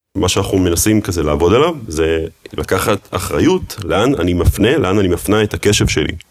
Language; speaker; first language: Hebrew; early bilingual, other home language; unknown